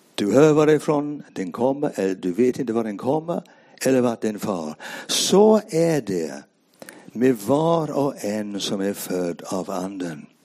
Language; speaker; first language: Swedish; non-native, fluent; English